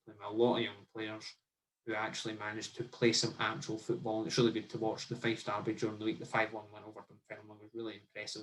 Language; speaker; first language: English; native; English